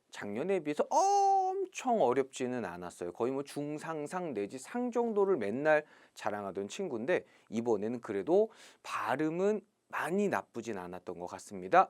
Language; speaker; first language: Korean; native; Korean